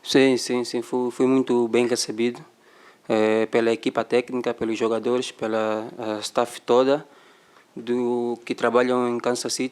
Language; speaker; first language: Portuguese; non-native, fluent; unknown